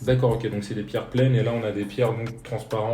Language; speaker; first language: French; native; French